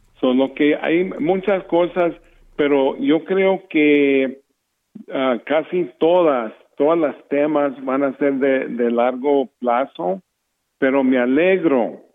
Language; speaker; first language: Spanish; early bilingual, heritage; English